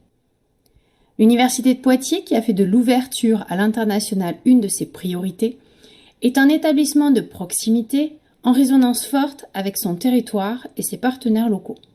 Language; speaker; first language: French; native; French